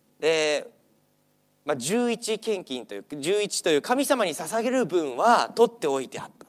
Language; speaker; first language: Japanese; non-native, fluent; English